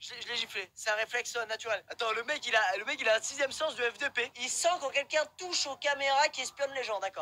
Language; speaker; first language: French; native; French